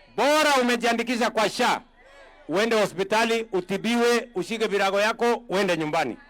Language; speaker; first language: Swahili; non-native, local second language; Kalenjin